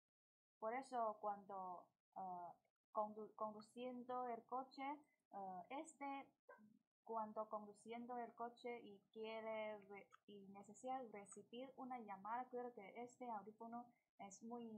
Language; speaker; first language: Spanish; non-native, learner; Chinese